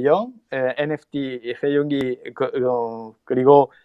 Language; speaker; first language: Korean; non-native, learner; Spanish